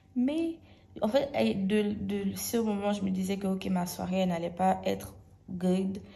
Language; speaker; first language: French; native; French